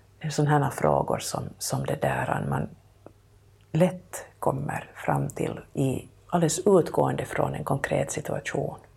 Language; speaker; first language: Swedish; native; Swedish